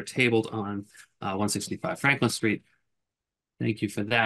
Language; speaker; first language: English; native; English